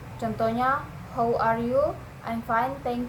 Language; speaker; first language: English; non-native, learner; Indonesian